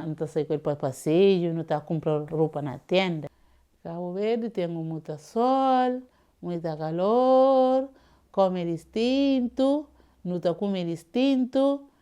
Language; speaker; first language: Portuguese; non-native, learner; Kabuverdianu